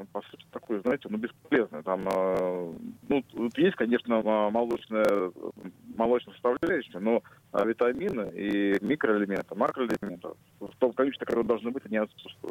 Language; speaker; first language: Russian; native; Russian